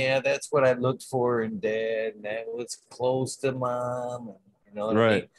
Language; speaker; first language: English; native; English